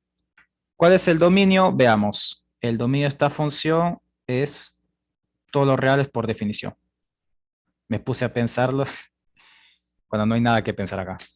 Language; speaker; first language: Spanish; native; Spanish